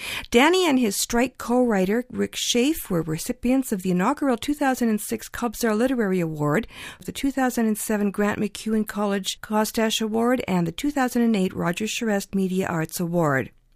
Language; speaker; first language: English; early bilingual, other home language; Ukrainian